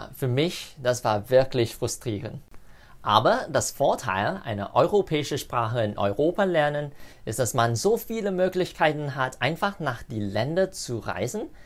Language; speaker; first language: English; non-native, local second language; Cantonese